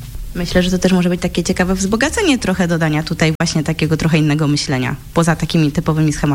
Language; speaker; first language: Polish; native; Polish